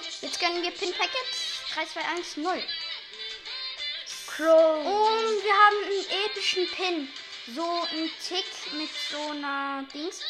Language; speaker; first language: German; native; German